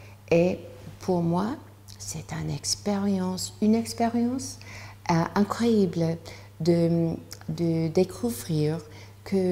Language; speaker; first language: French; non-native, learner; English